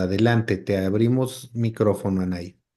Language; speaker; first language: Spanish; native; Spanish